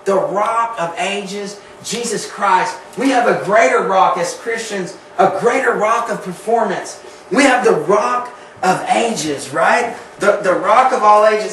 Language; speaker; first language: English; native; English